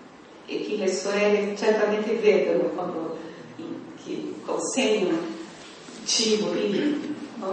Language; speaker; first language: Italian; non-native, fluent; Portuguese